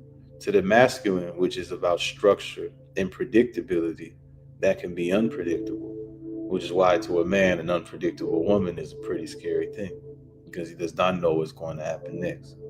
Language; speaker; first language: English; native; English